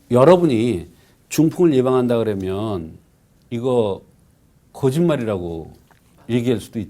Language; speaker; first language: Korean; native; Korean